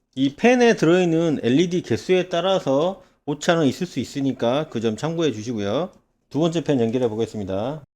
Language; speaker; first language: Korean; native; Korean